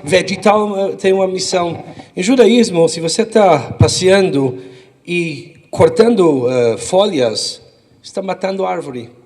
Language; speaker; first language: Portuguese; non-native, fluent; English